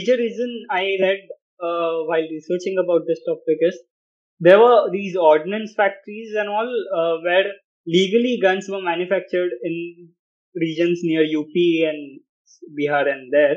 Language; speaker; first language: English; non-native, local second language; Hindi